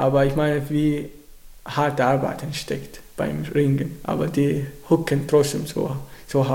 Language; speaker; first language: German; non-native, learner; Arabic